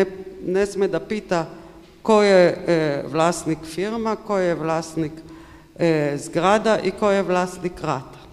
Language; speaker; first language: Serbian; non-native, learner; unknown